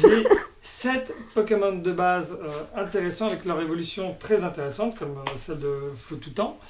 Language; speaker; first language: French; native; French